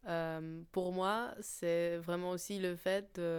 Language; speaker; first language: French; non-native, fluent; Polish